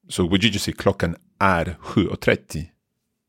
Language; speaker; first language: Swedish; non-native, learner; English